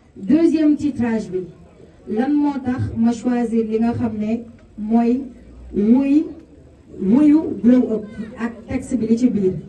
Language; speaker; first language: Wolof; native; Wolof